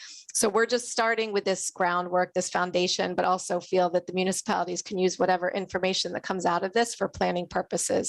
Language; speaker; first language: English; native; English